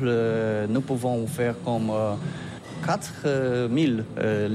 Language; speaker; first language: French; non-native, learner; Polish